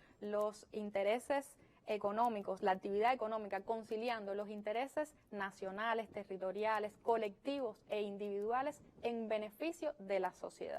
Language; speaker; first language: Spanish; native; Spanish